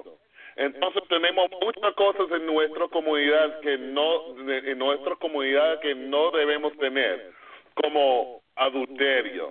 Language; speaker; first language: Spanish; non-native, fluent; English